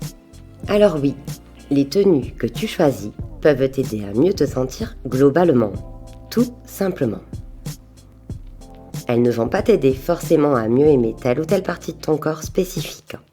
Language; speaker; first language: French; native; French